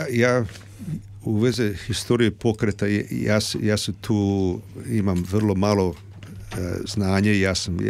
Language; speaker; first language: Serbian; early bilingual, heritage; Croatian